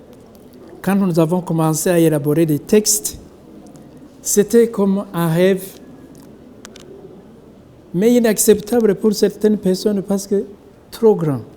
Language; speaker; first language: French; non-native, local second language; Rundi